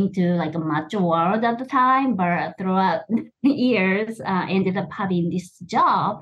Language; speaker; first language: English; non-native, fluent; Japanese